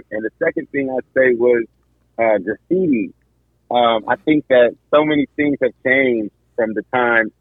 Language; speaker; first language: English; native; English